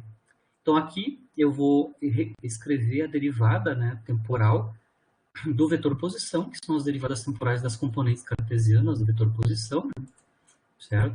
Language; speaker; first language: Portuguese; native; Portuguese